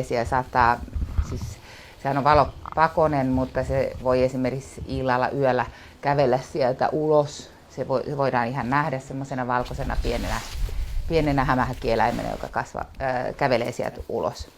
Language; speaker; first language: Finnish; native; Finnish